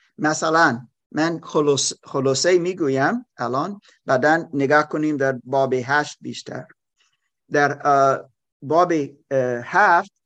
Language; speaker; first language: Persian; non-native, learner; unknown